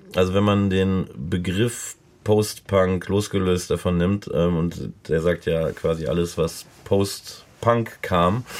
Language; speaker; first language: German; native; German